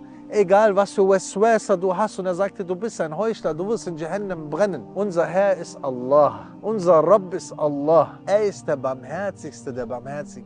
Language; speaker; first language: German; early bilingual, other home language; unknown